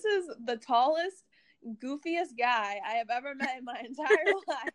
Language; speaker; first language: English; native; English